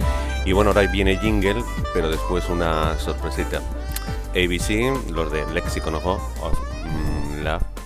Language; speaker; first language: Spanish; native; Spanish